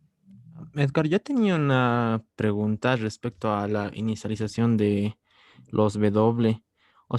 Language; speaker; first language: Spanish; native; Spanish